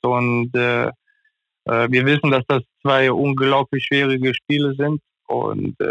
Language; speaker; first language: German; non-native, fluent; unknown